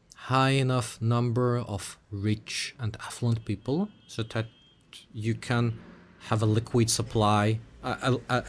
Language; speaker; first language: English; early bilingual, other home language; Russian